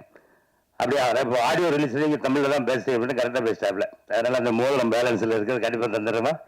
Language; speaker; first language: Tamil; native; Tamil